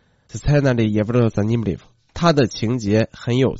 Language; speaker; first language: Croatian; non-native, fluent; Chinese